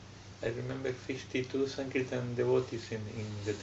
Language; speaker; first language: English; non-native, learner; German